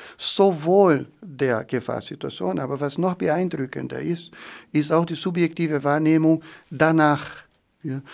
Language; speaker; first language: German; non-native, fluent; Portuguese